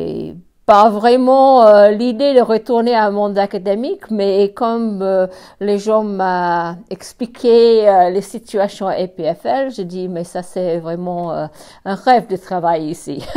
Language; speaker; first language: French; non-native, fluent; English